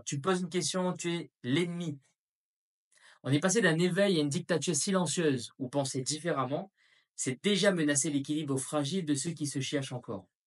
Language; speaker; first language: French; native; French